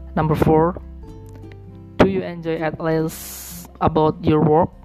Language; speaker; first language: English; non-native, learner; Indonesian